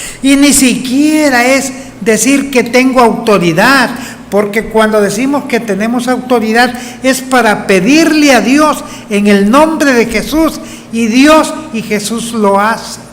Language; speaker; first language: Spanish; native; Spanish